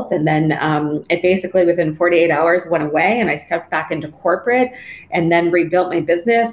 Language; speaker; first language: English; native; English